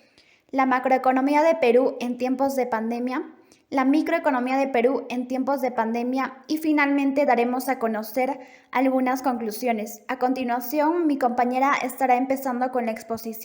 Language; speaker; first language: Spanish; native; Spanish